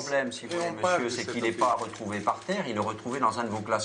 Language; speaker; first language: French; native; French